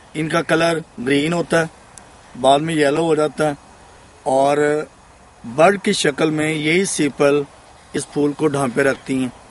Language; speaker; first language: Urdu; non-native, local second language; Punjabi